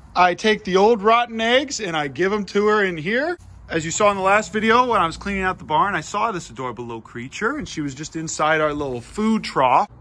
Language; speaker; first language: English; native; English